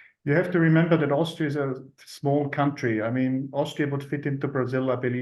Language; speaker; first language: English; non-native, fluent; German